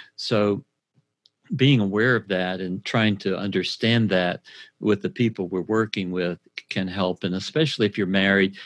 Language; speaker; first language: English; native; English